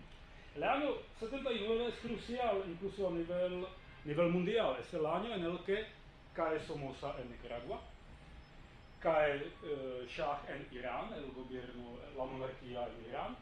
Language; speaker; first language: Spanish; non-native, fluent; Czech